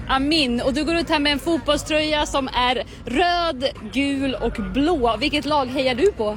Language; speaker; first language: Swedish; native; Swedish